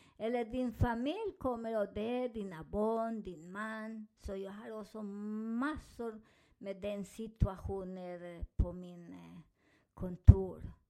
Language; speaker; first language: Swedish; non-native, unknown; Spanish